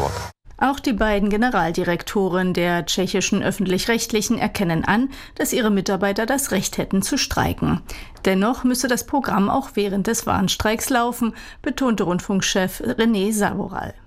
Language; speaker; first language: German; native; German